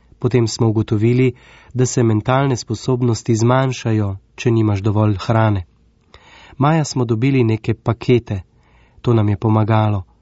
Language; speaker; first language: Slovenian; native; Slovenian